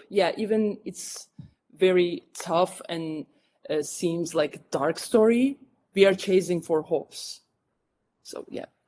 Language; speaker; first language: English; non-native, fluent; Turkish